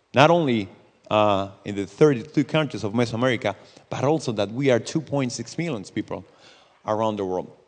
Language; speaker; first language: English; non-native, fluent; Spanish